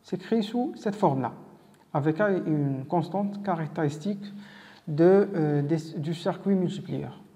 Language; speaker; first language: French; non-native, local second language; Arabic